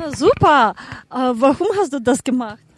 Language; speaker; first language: German; non-native, fluent; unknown